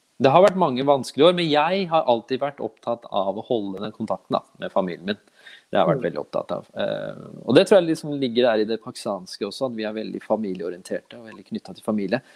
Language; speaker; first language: Norwegian; early bilingual, other home language; Urdu